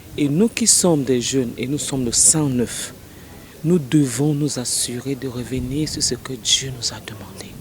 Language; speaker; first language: French; non-native, local second language; Wolof